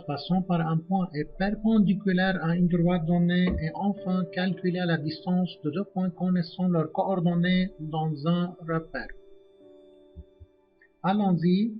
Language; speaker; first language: French; non-native, local second language; Arabic